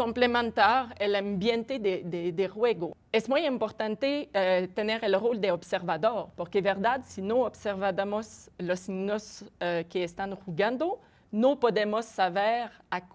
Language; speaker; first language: Spanish; non-native, fluent; French